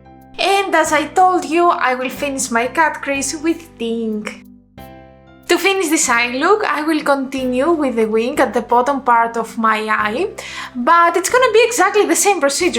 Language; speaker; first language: English; non-native, fluent; Greek